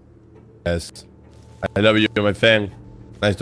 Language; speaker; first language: English; non-native, learner; Spanish